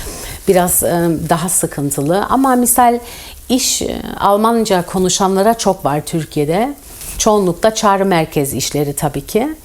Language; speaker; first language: Turkish; early bilingual, heritage; Turkish